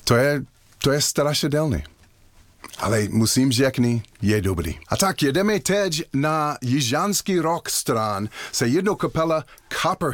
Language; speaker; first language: Czech; non-native, learner; English